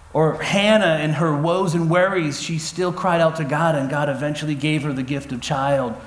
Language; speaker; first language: English; native; English